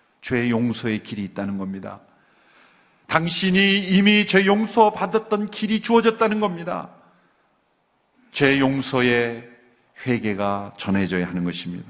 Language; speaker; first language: Korean; native; Korean